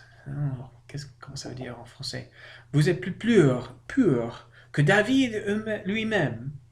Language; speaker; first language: French; non-native, learner; English